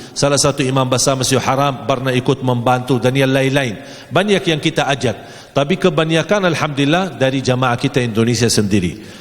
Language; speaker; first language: Malay; non-native, fluent; Arabic